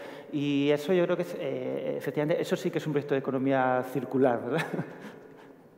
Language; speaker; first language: Spanish; native; Spanish